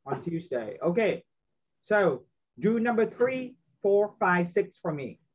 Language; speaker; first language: English; non-native, fluent; Vietnamese